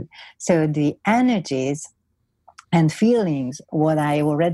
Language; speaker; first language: English; non-native, fluent; Hungarian